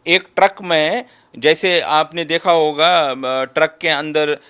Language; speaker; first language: Hindi; native; Hindi